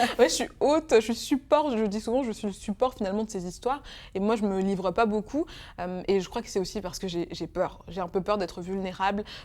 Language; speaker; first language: French; early bilingual, other home language; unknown